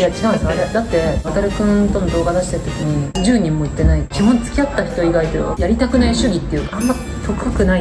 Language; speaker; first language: Japanese; native; Japanese